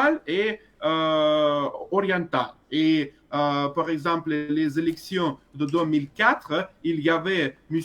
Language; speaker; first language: French; non-native, fluent; Russian